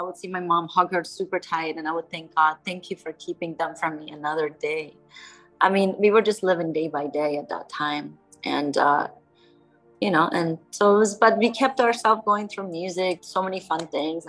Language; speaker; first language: English; early bilingual, other home language; Persian